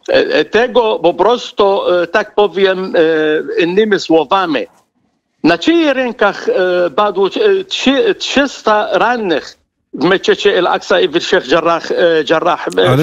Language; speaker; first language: Polish; non-native, fluent; Arabic